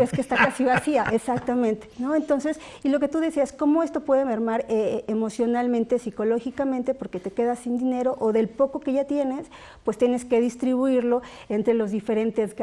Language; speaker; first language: Spanish; native; Spanish